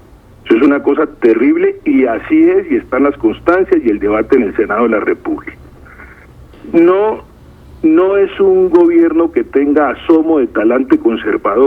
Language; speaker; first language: Spanish; native; Spanish